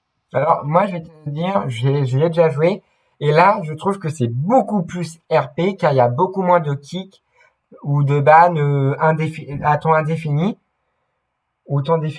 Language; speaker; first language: French; native; French